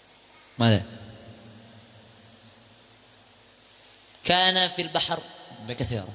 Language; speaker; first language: Arabic; non-native, fluent; Indonesian